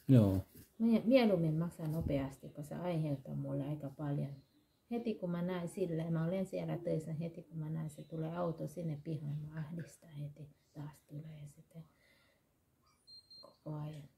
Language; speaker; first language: Finnish; non-native, learner; Thai